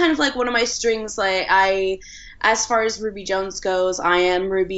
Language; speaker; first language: English; native; English